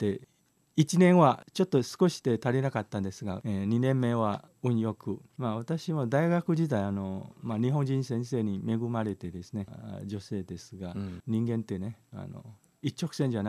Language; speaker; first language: Japanese; non-native, fluent; Chinese